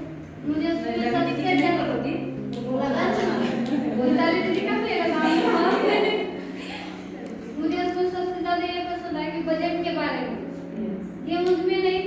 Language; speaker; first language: Hindi; non-native, local second language; Marathi